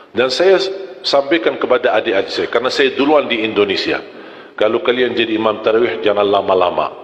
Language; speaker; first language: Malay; non-native, fluent; Arabic